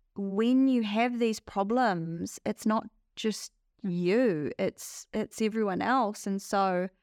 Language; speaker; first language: English; native; English